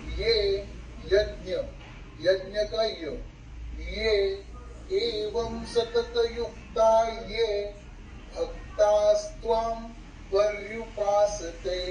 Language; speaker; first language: Hindi; non-native, local second language; Marathi